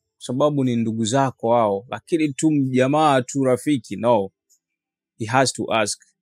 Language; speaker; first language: Swahili; native; Swahili